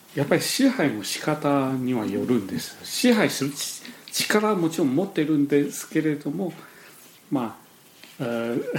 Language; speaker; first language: Japanese; non-native, fluent; Chinese